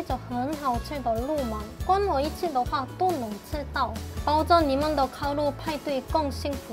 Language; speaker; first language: Chinese; non-native, fluent; Korean